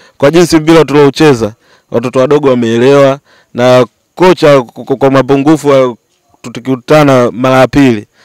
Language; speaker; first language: Swahili; native; Swahili